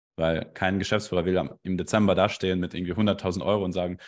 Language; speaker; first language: German; non-native, fluent; Russian